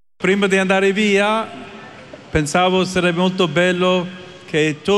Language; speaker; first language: Italian; non-native, fluent; English